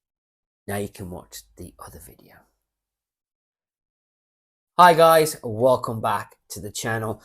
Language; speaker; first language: English; native; English